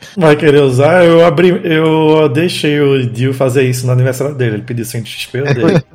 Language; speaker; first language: Portuguese; native; Portuguese